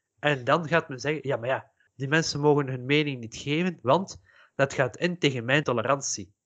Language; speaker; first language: Dutch; native; Dutch